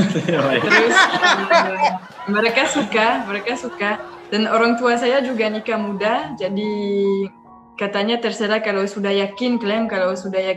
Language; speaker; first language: Indonesian; non-native, fluent; French